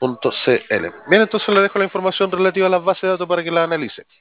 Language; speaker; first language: Spanish; native; Spanish